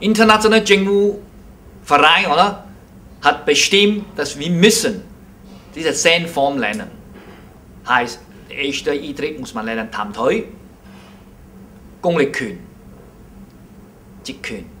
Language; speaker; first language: German; non-native, learner; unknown